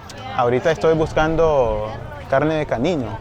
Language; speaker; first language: Spanish; non-native, fluent; English